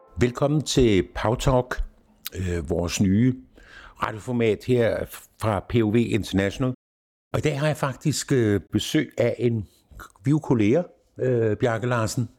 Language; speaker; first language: Danish; native; Danish